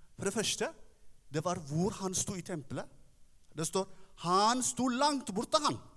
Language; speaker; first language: Norwegian; non-native, fluent; Tigrinya